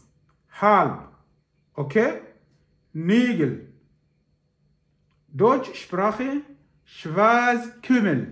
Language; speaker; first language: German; non-native, learner; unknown